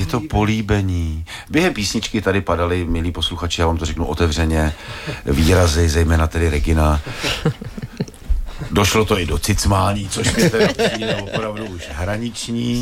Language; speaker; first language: Czech; native; Czech